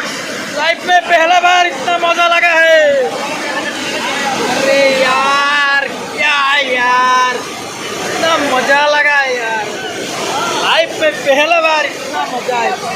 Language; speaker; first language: Hindi; non-native, local second language; Assamese